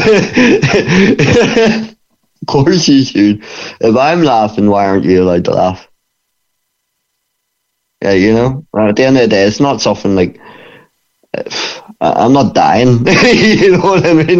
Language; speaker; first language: English; native; English